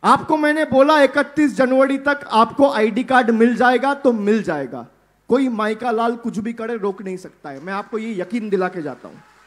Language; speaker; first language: Hindi; non-native, local second language; Bangla